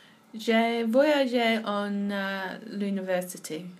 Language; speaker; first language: French; non-native, learner; English